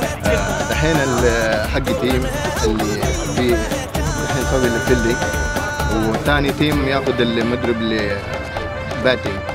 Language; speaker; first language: Arabic; non-native, learner; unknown